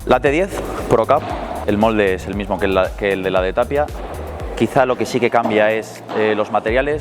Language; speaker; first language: Spanish; native; Spanish